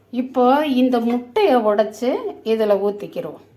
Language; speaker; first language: Tamil; native; Tamil